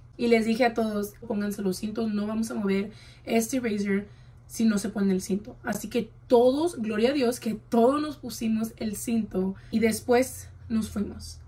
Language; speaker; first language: Spanish; early bilingual, heritage; Spanish